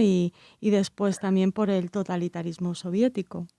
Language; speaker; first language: Spanish; native; Spanish